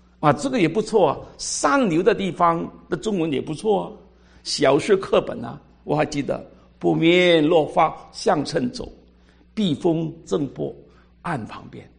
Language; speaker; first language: Chinese; non-native, local second language; Cantonese